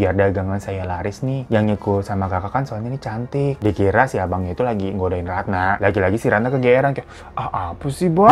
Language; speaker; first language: Indonesian; native; Indonesian